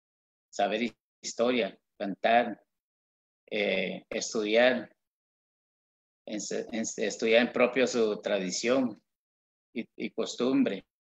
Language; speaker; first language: Spanish; non-native, local second language; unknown